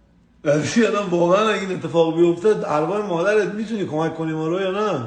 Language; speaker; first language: Persian; native; Persian